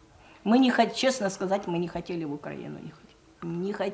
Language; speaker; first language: Russian; native; Russian